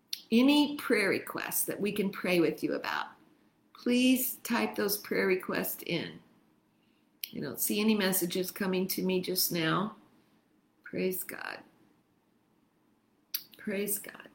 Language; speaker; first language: English; native; English